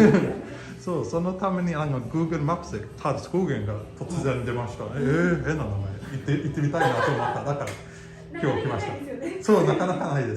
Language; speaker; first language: Japanese; non-native, fluent; Swedish